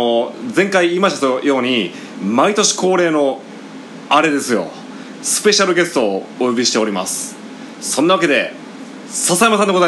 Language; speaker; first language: Japanese; native; Japanese